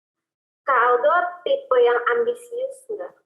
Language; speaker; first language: Indonesian; native; Indonesian